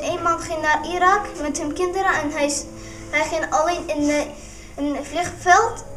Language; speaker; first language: Dutch; early bilingual, other home language; Arabic